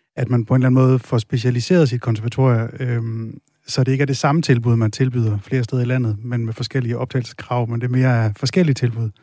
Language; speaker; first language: Danish; native; Danish